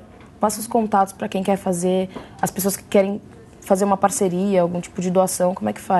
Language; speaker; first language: Portuguese; native; Portuguese